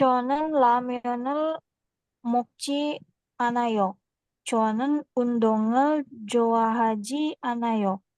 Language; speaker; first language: Korean; non-native, learner; Indonesian